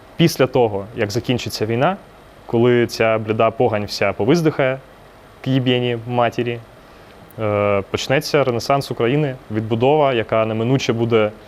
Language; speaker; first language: Ukrainian; non-native, local second language; Russian